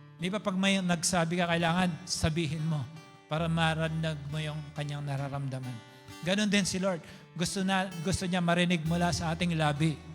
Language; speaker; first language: Filipino; non-native, local second language; Pampanga